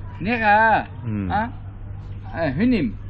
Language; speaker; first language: Korean; non-native, learner; Uzbek